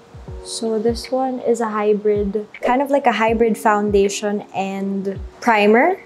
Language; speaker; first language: English; non-native, local second language; Filipino